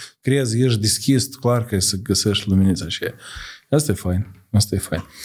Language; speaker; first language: Romanian; native; Romanian